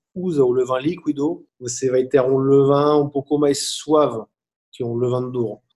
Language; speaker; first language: Portuguese; non-native, learner; French